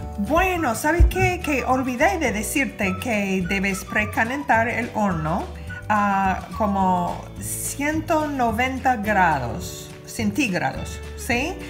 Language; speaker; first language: Spanish; non-native, fluent; English